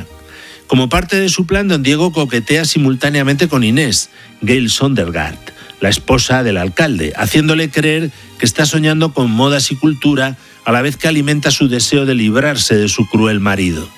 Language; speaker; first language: Spanish; native; Spanish